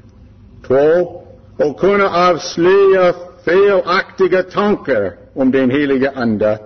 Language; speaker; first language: Swedish; non-native, learner; English